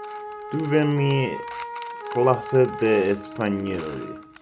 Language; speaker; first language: Spanish; non-native, learner; English